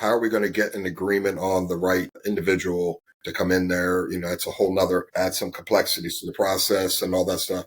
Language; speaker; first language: English; native; English